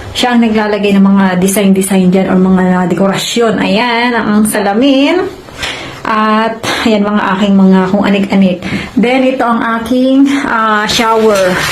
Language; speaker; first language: Filipino; native; Filipino